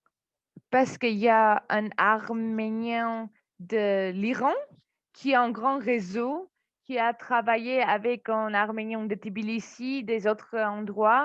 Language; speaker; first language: French; non-native, fluent; Armenian